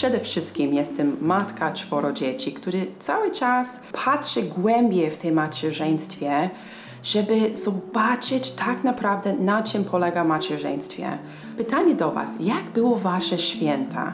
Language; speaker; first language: Polish; non-native, fluent; English